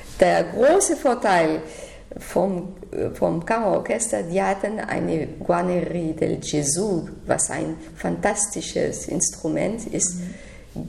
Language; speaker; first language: German; non-native, fluent; French